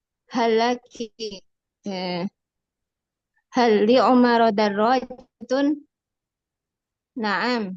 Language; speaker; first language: Arabic; non-native, learner; Indonesian